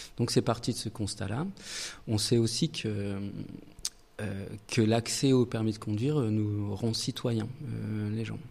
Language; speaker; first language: French; native; French